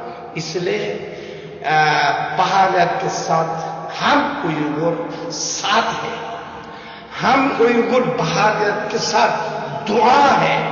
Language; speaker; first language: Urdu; non-native, learner; Uyghur